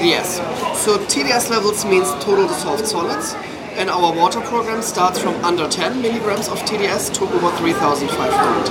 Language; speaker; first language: English; non-native, fluent; German